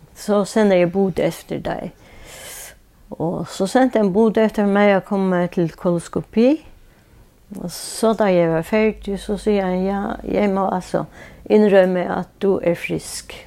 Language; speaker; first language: Danish; non-native, local second language; Faroese